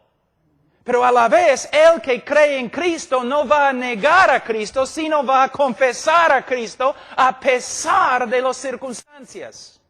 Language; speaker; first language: Spanish; non-native, fluent; English